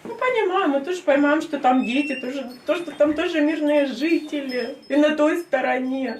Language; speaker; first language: Russian; native; Russian